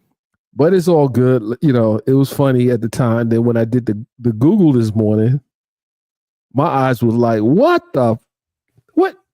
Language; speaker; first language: English; native; English